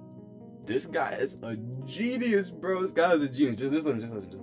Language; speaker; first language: English; native; English